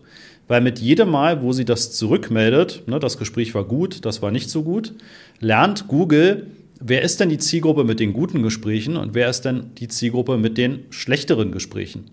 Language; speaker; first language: German; native; German